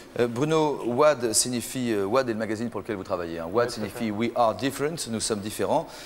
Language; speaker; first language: French; native; French